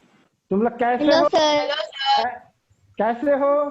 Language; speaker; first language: Hindi; non-native, local second language; Bangla